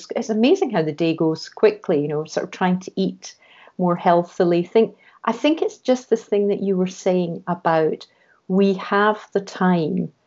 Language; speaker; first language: English; native; English